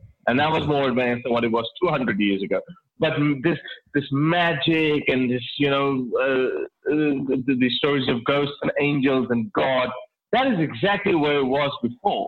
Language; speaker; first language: English; non-native, local second language; Urdu